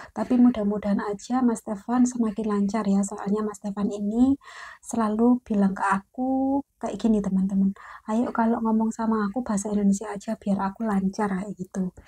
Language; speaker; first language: Indonesian; native; Indonesian